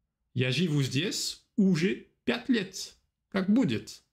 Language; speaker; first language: Russian; non-native, fluent; French